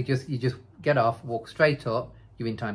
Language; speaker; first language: English; native; English